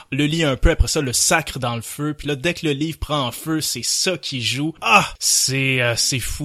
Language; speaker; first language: French; native; French